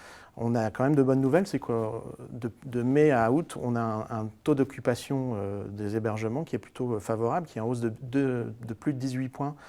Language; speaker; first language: French; native; French